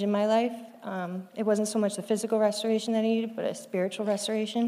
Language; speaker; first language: English; native; English